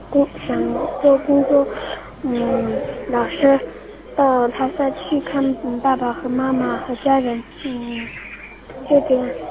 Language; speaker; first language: Chinese; non-native, local second language; Tibetan